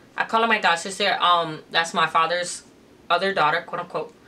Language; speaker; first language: English; native; English